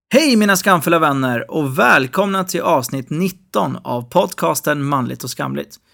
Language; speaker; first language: Swedish; early bilingual, other home language; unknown